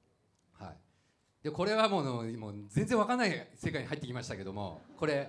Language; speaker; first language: Japanese; native; Japanese